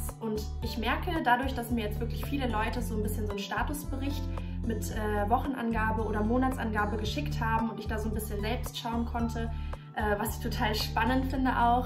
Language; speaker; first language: German; native; German